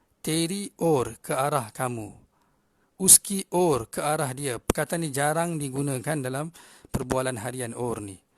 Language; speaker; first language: Malay; native; Malay